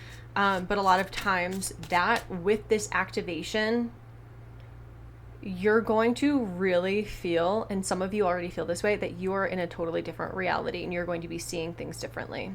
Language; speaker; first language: English; native; English